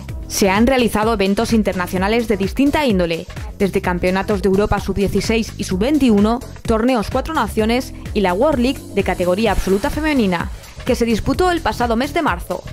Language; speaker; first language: Spanish; native; Spanish